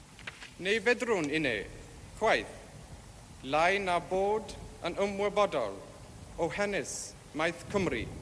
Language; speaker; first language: Welsh; non-native, learner; English